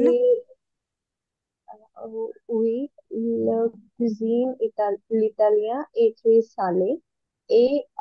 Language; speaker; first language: French; non-native, learner; Hindi